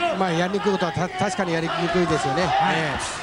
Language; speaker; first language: Japanese; native; Japanese